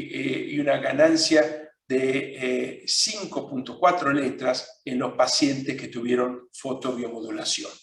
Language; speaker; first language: Spanish; non-native, fluent; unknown